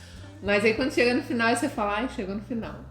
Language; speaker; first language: Portuguese; native; Portuguese